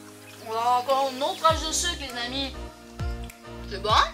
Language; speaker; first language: French; native; French